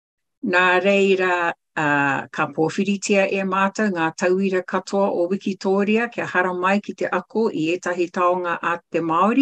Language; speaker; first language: Māori; non-native, local second language; English